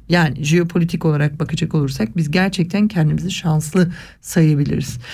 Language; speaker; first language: Turkish; early bilingual, heritage; Turkish